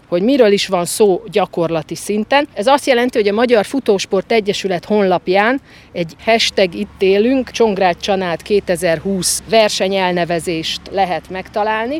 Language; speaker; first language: Hungarian; native; Hungarian